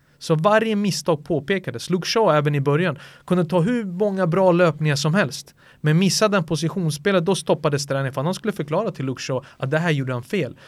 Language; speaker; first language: Swedish; early bilingual, other home language; Serbian